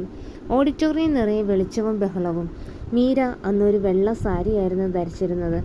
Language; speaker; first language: Malayalam; native; Malayalam